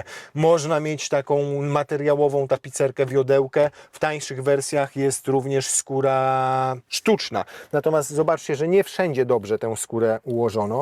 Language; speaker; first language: Polish; native; Polish